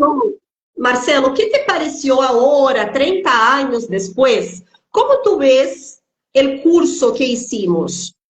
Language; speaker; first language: Spanish; non-native, fluent; Portuguese